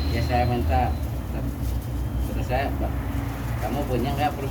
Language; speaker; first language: Indonesian; non-native, local second language; Sundanese